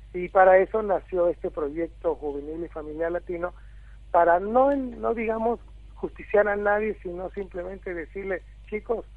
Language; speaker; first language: Spanish; native; Spanish